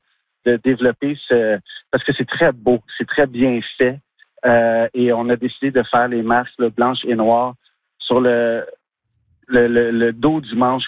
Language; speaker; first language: French; native; French